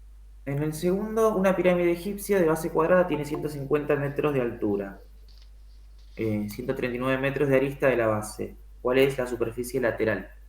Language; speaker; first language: Spanish; native; Spanish